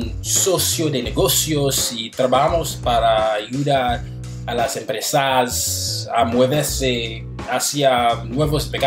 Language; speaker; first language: Spanish; non-native, learner; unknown